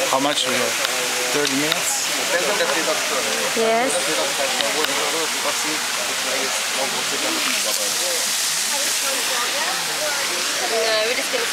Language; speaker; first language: English; non-native, learner; Thai